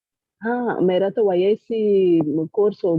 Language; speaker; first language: Hindi; non-native, local second language; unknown